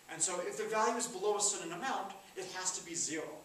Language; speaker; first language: English; native; English